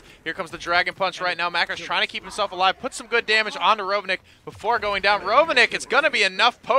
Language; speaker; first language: English; native; English